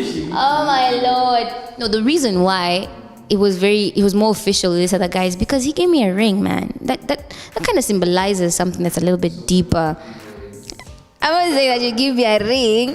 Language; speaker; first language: English; non-native, local second language; Swahili